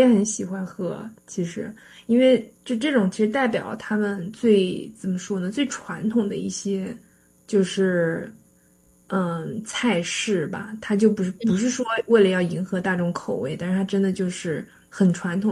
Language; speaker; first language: Chinese; native; Chinese